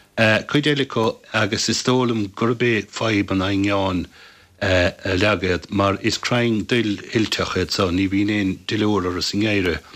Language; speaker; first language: Irish; native; Irish